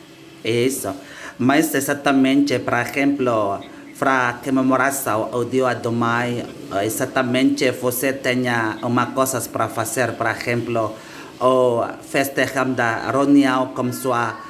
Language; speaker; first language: Portuguese; non-native, learner; Indonesian